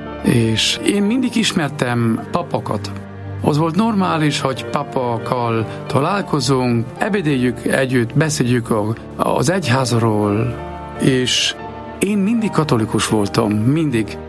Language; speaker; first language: Hungarian; non-native, learner; German